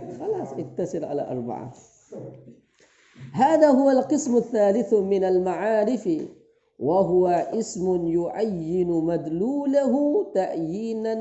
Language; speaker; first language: Arabic; non-native, fluent; Indonesian